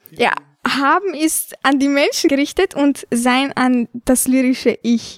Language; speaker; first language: German; early bilingual, other home language; Albanian